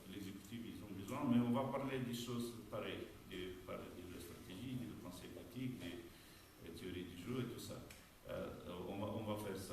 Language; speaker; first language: French; non-native, fluent; Romanian